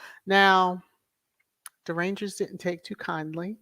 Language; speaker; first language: English; native; English